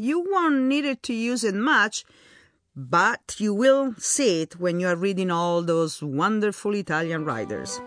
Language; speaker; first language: English; non-native, fluent; Italian